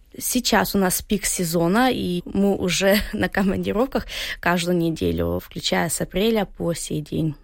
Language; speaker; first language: Russian; early bilingual, heritage; Russian